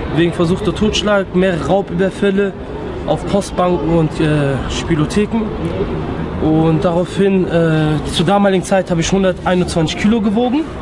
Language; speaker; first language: German; early bilingual, other home language; Kurdish